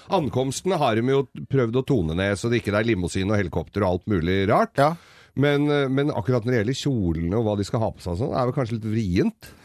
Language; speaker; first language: Norwegian; native; Norwegian